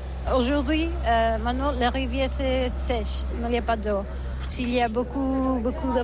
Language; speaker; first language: French; non-native, learner; Catalan